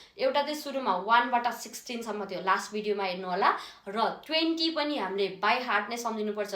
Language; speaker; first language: Nepali; native; Nepali